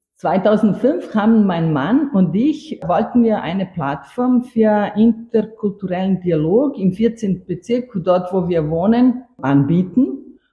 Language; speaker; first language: German; non-native, fluent; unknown